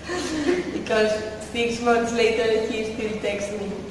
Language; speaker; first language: English; non-native, fluent; Spanish